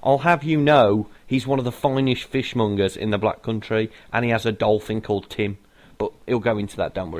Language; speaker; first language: English; native; English